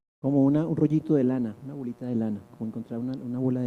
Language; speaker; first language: Spanish; native; Spanish